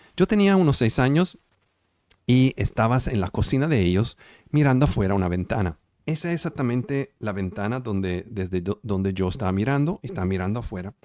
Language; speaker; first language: Spanish; non-native, fluent; Italian